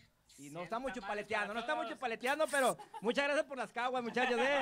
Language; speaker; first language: Spanish; native; Spanish